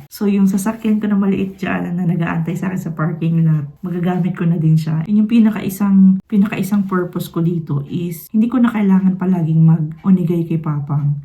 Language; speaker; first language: Filipino; native; Filipino